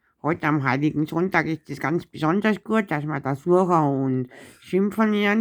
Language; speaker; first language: German; native; German